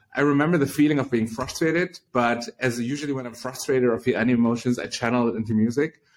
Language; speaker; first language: English; early bilingual, other home language; Chinese